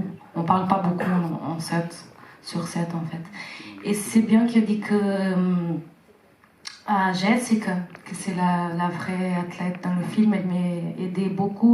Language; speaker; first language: French; non-native, fluent; Portuguese